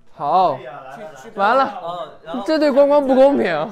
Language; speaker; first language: Chinese; native; Chinese